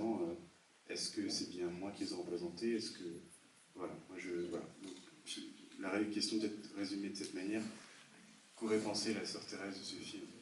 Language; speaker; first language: French; native; French